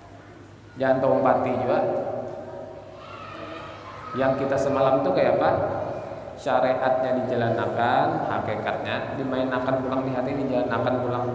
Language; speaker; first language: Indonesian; non-native, local second language; Banjar